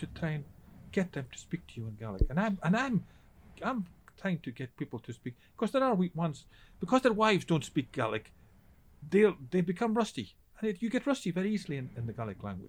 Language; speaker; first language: English; native; English